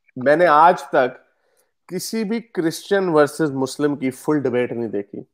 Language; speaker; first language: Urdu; native; Urdu